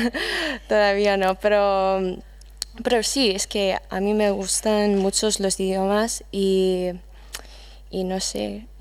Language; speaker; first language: Spanish; non-native, fluent; English